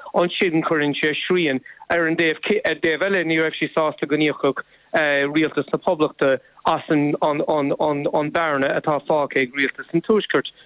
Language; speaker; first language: Irish; non-native, local second language; English